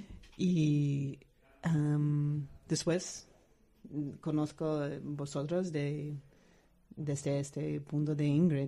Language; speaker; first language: Spanish; non-native, fluent; English